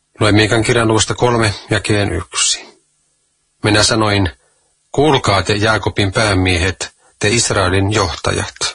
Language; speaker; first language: Finnish; native; Finnish